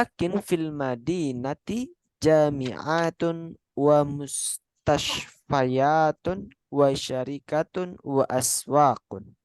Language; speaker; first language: Arabic; non-native, fluent; Indonesian